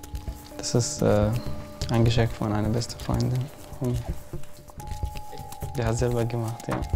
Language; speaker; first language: German; non-native, fluent; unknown